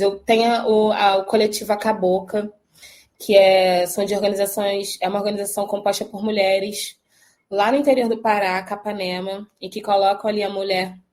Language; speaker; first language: Portuguese; native; Portuguese